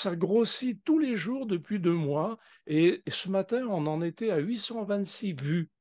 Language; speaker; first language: French; native; French